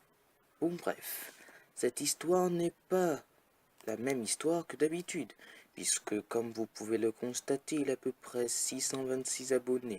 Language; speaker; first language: French; native; French